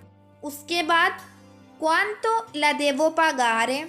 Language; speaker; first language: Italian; non-native, fluent; Urdu